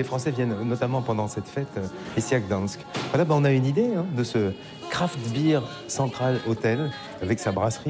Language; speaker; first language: French; native; French